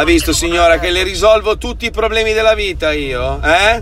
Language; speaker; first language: Italian; native; Italian